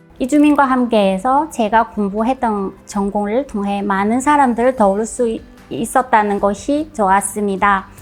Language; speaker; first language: Korean; non-native, fluent; Chinese